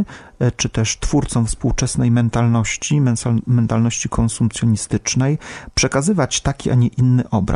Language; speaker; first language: Polish; native; Polish